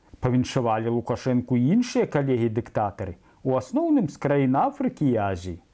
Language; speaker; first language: Belarusian; native; Belarusian